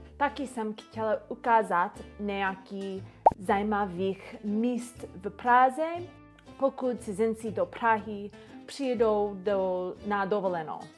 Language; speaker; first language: Czech; non-native, learner; English